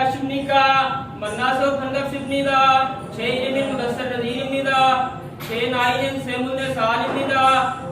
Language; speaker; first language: Korean; non-native, learner; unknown